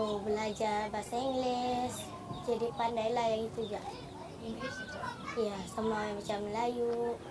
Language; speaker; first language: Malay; non-native, local second language; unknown